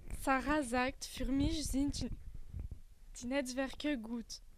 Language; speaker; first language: German; non-native, learner; French